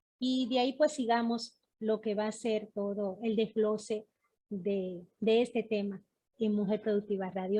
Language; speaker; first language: Spanish; native; Spanish